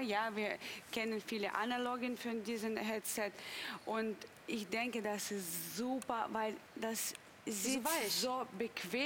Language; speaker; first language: German; non-native, learner; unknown